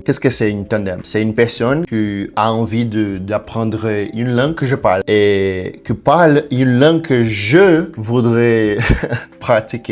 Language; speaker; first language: French; non-native, learner; Portuguese